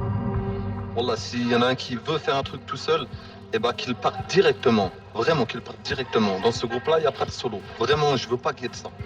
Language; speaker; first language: French; native; French